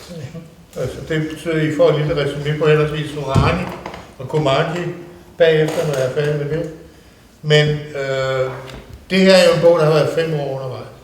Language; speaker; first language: Danish; native; Danish